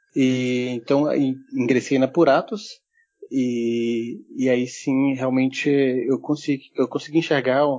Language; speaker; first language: Portuguese; early bilingual, heritage; German